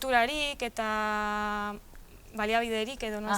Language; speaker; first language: Basque; non-native, local second language; Spanish